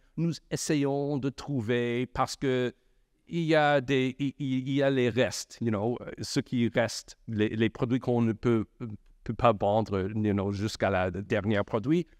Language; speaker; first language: French; non-native, local second language; English